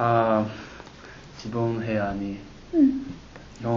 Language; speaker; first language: Japanese; non-native, learner; Chinese